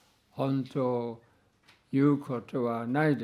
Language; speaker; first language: Japanese; non-native, fluent; English